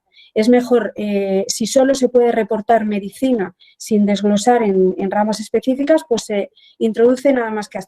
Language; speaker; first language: Spanish; native; Spanish